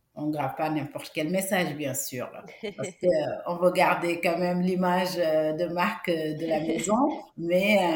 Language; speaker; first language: French; non-native, local second language; Wolof